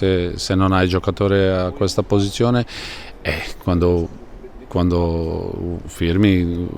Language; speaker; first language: Italian; non-native, fluent; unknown